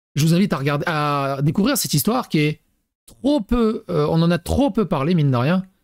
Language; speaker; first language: French; native; French